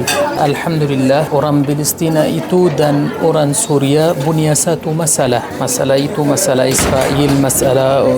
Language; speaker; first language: Indonesian; non-native, learner; Arabic